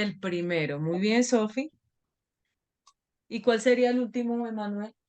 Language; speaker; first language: Spanish; native; Spanish